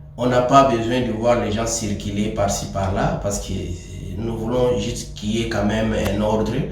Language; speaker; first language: French; non-native, local second language; Swahili